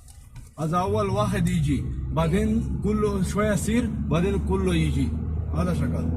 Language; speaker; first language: Arabic; non-native, learner; Hindi